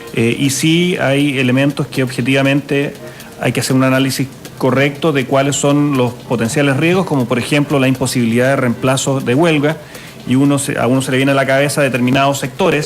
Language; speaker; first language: Spanish; native; Spanish